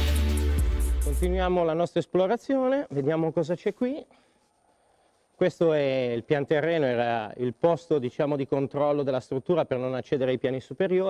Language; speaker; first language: Italian; native; Italian